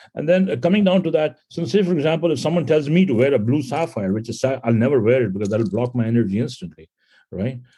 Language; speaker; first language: English; non-native, local second language; Punjabi